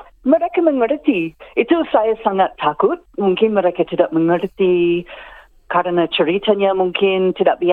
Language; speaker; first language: Indonesian; non-native, fluent; English